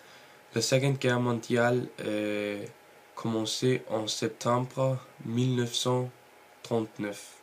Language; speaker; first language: French; non-native, learner; Norwegian